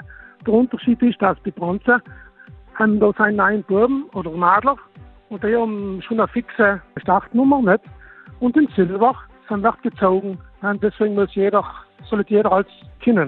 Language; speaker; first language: German; native; German